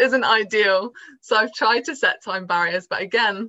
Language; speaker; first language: English; native; English